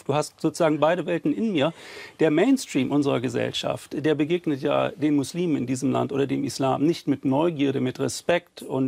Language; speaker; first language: German; native; German